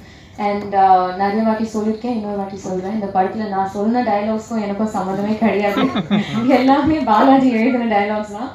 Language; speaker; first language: Tamil; non-native, learner; English